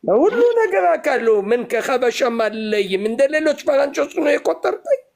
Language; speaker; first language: Amharic; non-native, fluent; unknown